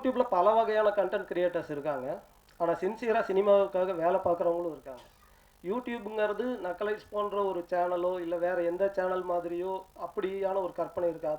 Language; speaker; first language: Tamil; native; Tamil